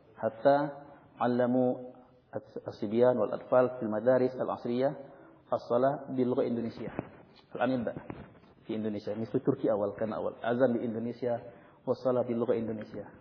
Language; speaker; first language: Arabic; non-native, learner; Indonesian